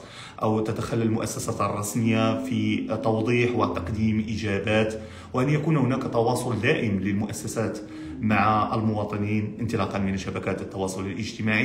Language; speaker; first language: Arabic; native; Arabic